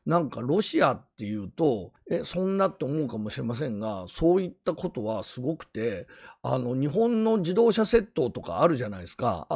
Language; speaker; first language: Japanese; native; Japanese